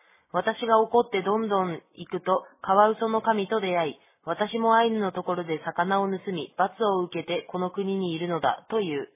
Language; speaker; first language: Japanese; native; Japanese